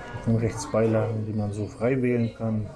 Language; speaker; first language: German; native; German